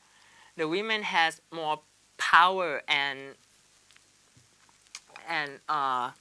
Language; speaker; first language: English; non-native, learner; Thai